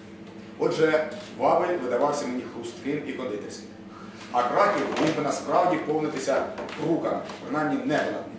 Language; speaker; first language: Ukrainian; native; Ukrainian